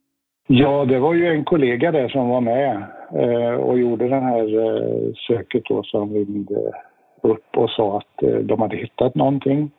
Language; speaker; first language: Swedish; native; Swedish